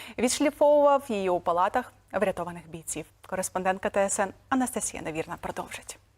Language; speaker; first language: Ukrainian; native; Ukrainian